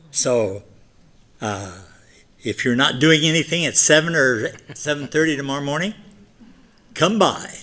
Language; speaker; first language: English; native; English